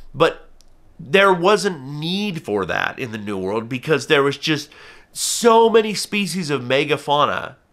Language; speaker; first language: English; native; English